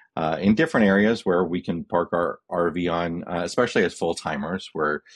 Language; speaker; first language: English; native; English